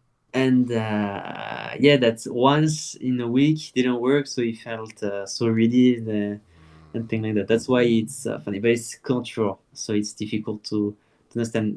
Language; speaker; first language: English; non-native, fluent; French